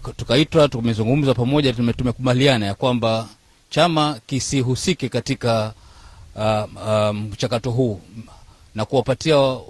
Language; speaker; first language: Swahili; native; Swahili